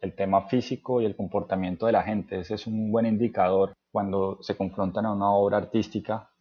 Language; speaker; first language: Spanish; native; Spanish